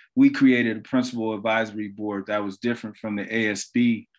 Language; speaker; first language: English; native; English